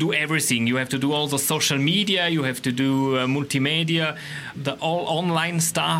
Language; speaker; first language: English; non-native, learner; Romansh